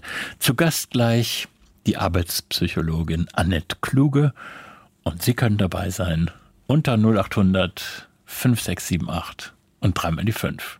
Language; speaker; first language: German; native; German